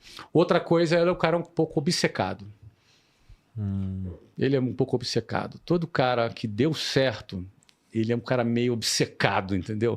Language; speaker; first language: Portuguese; native; Portuguese